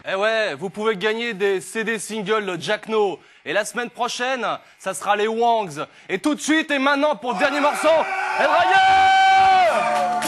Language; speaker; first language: French; native; French